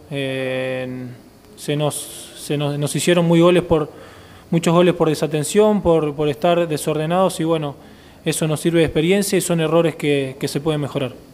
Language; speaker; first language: Spanish; native; Spanish